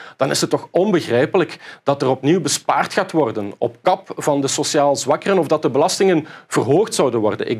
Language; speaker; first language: Dutch; native; Dutch